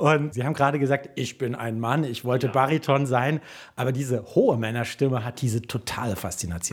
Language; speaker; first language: German; native; German